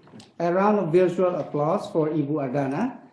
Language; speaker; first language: English; non-native, fluent; Indonesian